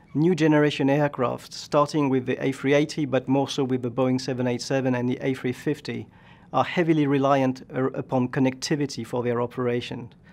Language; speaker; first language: English; non-native, fluent; French